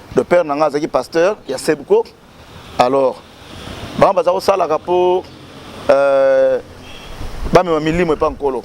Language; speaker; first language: Lingala; non-native, local second language; Kongo